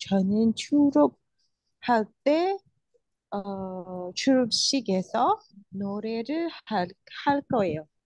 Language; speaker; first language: Korean; non-native, learner; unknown